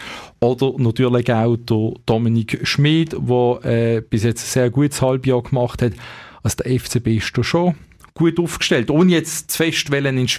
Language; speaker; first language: German; native; German